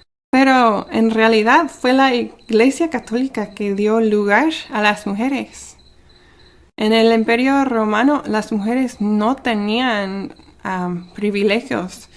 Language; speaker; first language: Spanish; early bilingual, heritage; Spanish